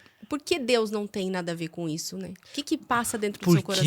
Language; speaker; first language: Portuguese; native; Portuguese